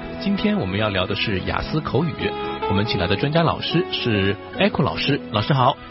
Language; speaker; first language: Chinese; native; Chinese